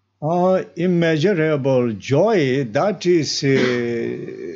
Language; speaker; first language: English; non-native, learner; Tibetan